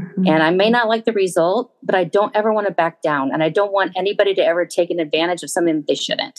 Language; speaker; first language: English; native; English